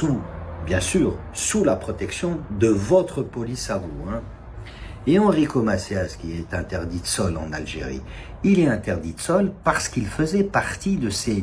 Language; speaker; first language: French; non-native, local second language; Kabyle